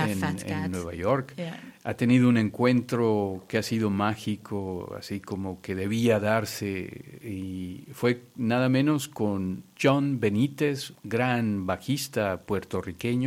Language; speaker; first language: Spanish; native; Spanish